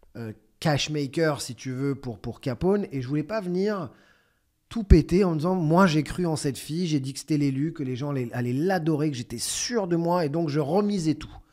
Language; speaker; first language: French; native; French